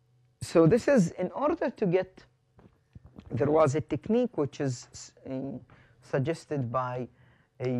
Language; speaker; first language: English; non-native, fluent; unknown